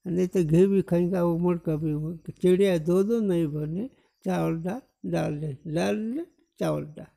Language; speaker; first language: Hindi; non-native, local second language; Marathi